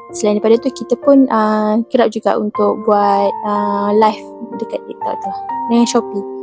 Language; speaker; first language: Malay; native; Malay